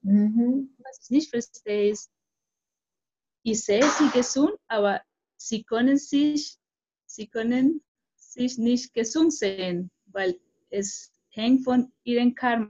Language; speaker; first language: German; non-native, fluent; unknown